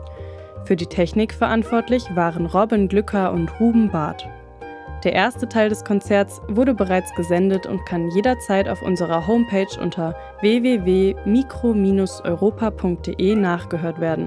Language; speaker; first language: German; native; German